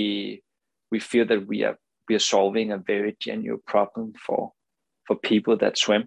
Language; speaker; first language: English; non-native, fluent; Danish